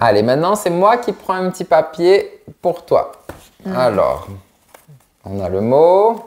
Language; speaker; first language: French; native; French